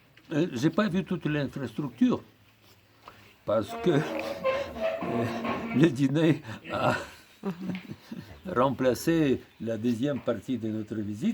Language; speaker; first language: French; non-native, fluent; Russian